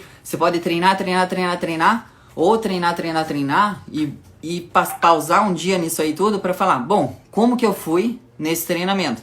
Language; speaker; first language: Portuguese; native; Portuguese